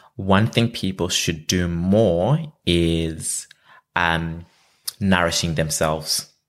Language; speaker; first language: English; non-native, local second language; Shona